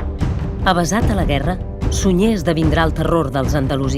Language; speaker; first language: Catalan; native; Catalan